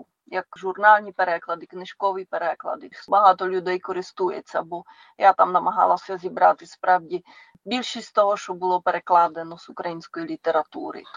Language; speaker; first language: Ukrainian; non-native, fluent; Czech